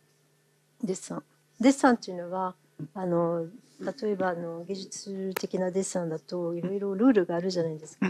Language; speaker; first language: Japanese; non-native, fluent; French